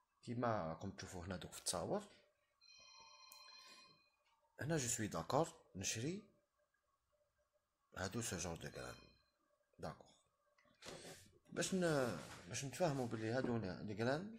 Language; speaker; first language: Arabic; native; Arabic